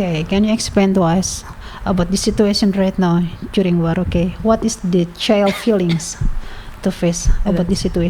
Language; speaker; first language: English; non-native, learner; Indonesian